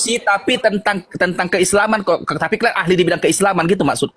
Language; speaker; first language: Indonesian; native; Indonesian